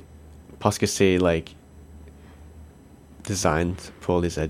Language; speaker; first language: French; non-native, local second language; English